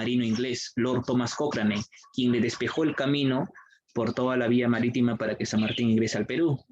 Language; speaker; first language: Spanish; native; Spanish